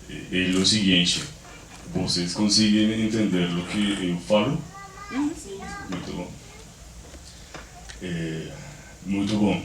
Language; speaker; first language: Portuguese; non-native, learner; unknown